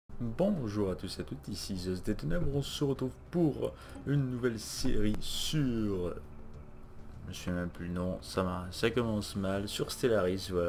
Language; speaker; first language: French; native; French